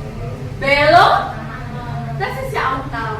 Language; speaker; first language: German; non-native, learner; Indonesian